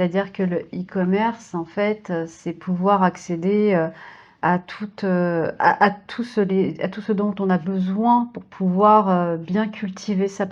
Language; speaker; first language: French; native; French